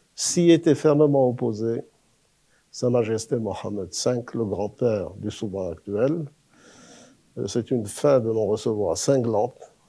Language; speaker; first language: French; non-native, local second language; Arabic